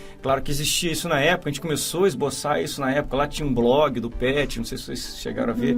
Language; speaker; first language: Portuguese; native; Portuguese